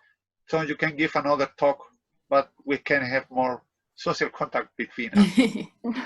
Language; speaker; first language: English; non-native, fluent; Spanish